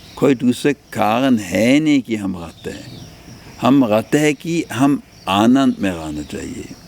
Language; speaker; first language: Hindi; non-native, fluent; German